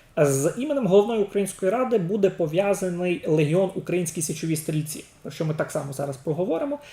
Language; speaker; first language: Ukrainian; native; Ukrainian